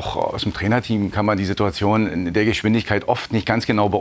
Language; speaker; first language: German; native; German